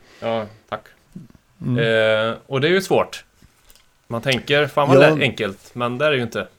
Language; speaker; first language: Swedish; native; Swedish